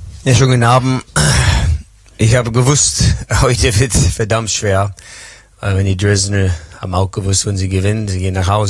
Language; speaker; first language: German; non-native, learner; English